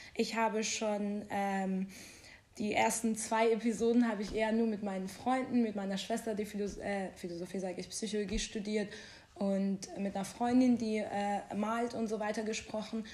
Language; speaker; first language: German; non-native, fluent; Persian